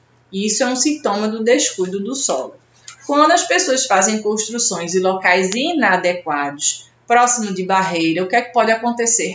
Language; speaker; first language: Portuguese; native; Portuguese